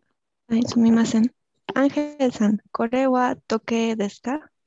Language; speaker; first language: Japanese; non-native, learner; Spanish